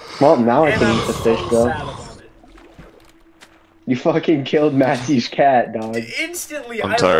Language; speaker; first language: English; native; English